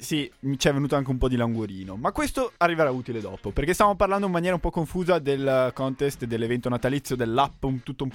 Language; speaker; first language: Italian; native; Italian